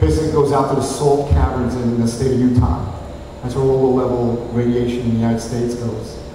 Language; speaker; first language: English; native; English